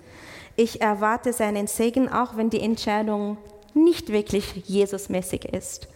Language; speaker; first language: German; non-native, fluent; English